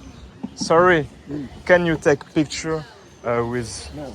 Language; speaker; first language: English; non-native, learner; French